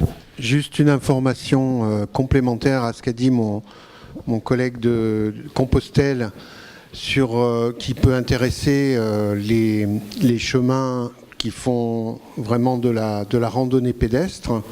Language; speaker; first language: French; native; French